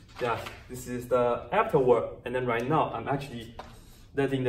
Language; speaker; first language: English; non-native, fluent; Chinese